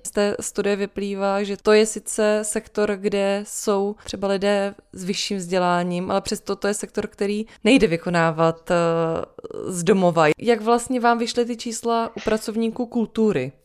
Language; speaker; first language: Czech; native; Czech